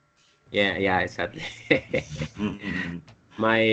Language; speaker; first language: English; non-native, learner; Spanish